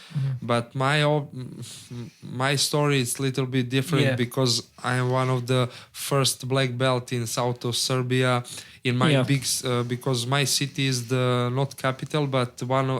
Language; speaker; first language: English; non-native, learner; Serbian